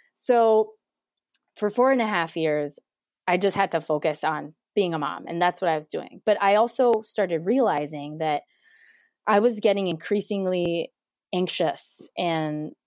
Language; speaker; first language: English; non-native, fluent; Spanish